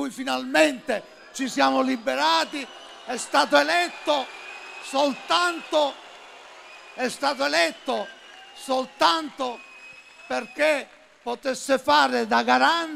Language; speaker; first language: Italian; native; Italian